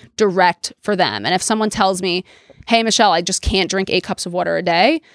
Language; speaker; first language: English; native; English